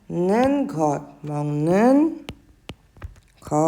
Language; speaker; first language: Korean; non-native, fluent; Portuguese